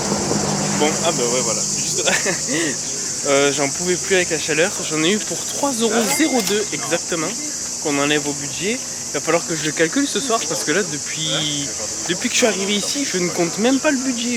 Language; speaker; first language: French; native; French